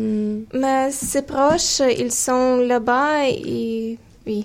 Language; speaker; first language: French; non-native, fluent; Ukrainian